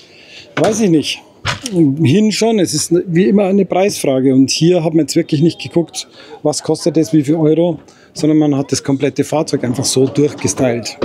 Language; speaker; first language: German; native; German